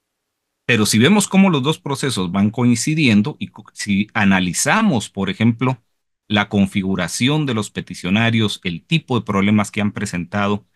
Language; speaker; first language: Spanish; native; Spanish